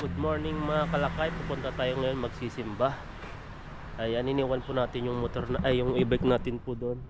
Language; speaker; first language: Filipino; native; Filipino